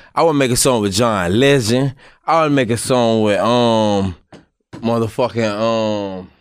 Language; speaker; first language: English; native; English